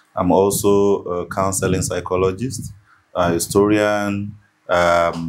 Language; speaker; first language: English; non-native, local second language; Yoruba